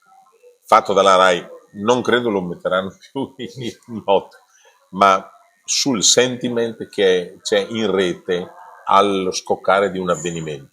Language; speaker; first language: Italian; native; Italian